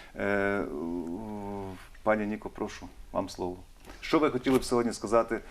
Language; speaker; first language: Ukrainian; native; Ukrainian